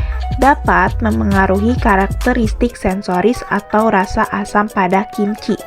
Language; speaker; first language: Indonesian; native; Indonesian